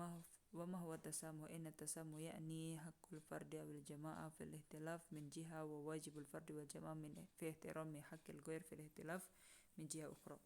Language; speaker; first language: Arabic; non-native, fluent; Indonesian